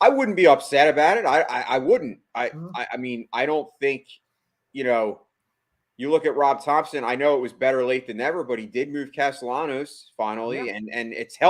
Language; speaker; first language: English; native; English